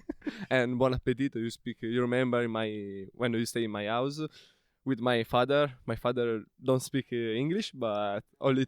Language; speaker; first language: English; non-native, learner; Italian